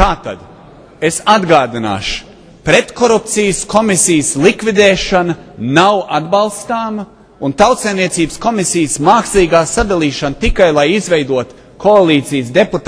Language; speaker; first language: Latvian; early bilingual, heritage; Latvian